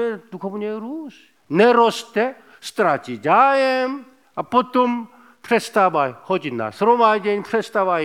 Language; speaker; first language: Czech; non-native, fluent; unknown